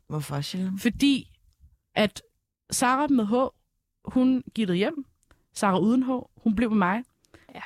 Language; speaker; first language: Danish; early bilingual, other home language; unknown